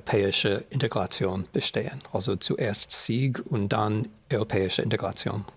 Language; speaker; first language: German; non-native, fluent; English